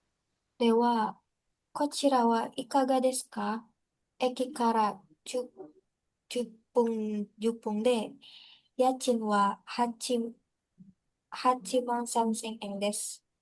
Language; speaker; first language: Japanese; non-native, learner; Indonesian